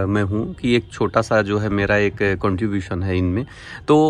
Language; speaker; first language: Hindi; native; Hindi